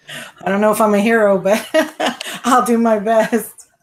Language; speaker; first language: English; native; English